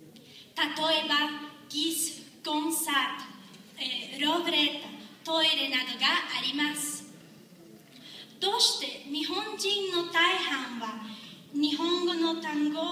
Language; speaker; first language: Japanese; non-native, learner; Spanish